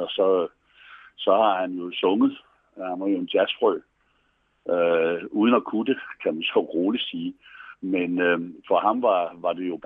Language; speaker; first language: Danish; native; Danish